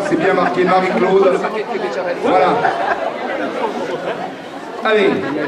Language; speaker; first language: French; native; French